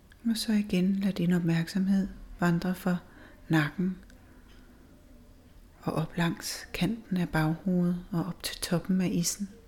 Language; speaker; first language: Danish; native; Danish